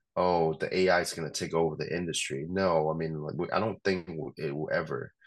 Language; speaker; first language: English; non-native, local second language; Cantonese